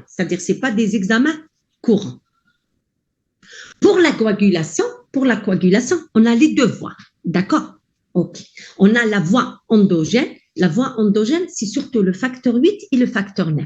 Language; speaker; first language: French; non-native, local second language; Arabic